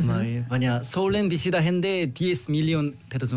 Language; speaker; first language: Basque; non-native, learner; Korean